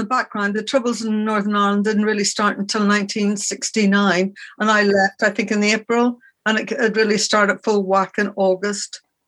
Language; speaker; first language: English; native; English